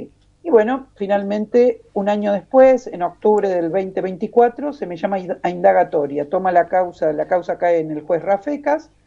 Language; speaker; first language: Spanish; native; Spanish